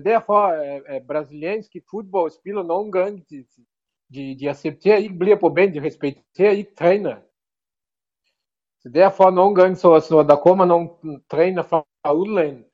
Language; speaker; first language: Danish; non-native, learner; Portuguese